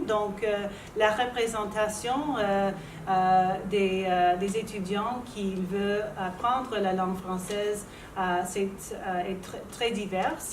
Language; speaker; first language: French; non-native, local second language; English